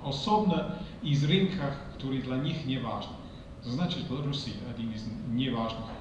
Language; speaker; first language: Russian; non-native, fluent; English